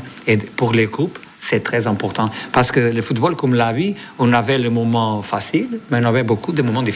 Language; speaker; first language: French; non-native, fluent; Portuguese